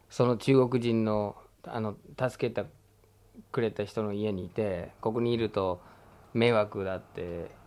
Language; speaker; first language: Japanese; non-native, fluent; English